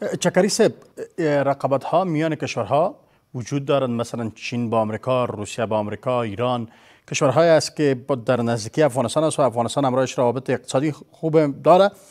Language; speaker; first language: Persian; native; Persian